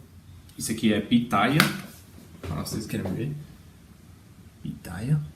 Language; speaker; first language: Portuguese; non-native, fluent; English